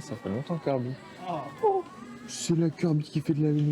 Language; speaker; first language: French; native; French